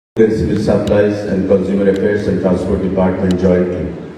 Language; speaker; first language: English; non-native, local second language; Bangla